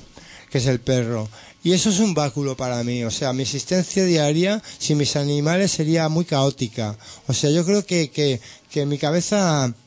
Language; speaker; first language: Spanish; native; Spanish